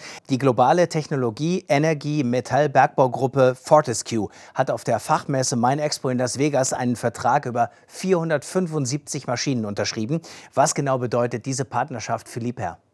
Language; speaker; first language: German; native; German